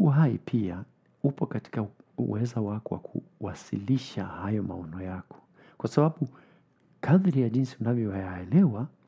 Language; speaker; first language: Swahili; non-native, fluent; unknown